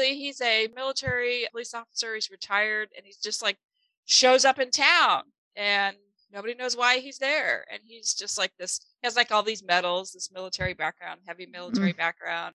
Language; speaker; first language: English; non-native, fluent; German